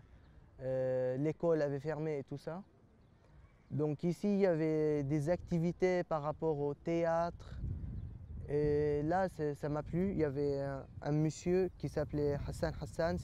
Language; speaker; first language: French; early bilingual, other home language; Arabic